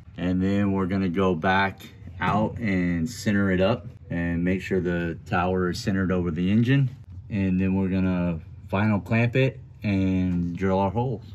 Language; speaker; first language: English; native; English